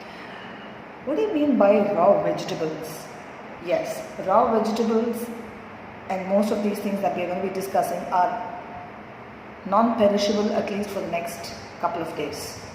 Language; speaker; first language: English; non-native, local second language; Tamil